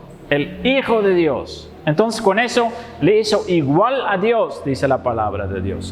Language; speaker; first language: Spanish; non-native, fluent; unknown